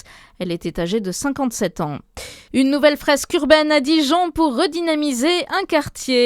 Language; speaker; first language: French; native; French